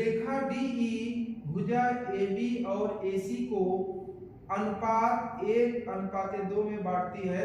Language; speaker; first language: Hindi; native; Hindi